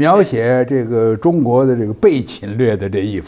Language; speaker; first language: Chinese; native; Chinese